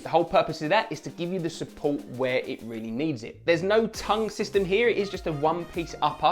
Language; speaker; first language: English; native; English